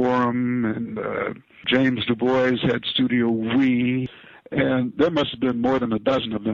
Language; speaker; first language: English; native; English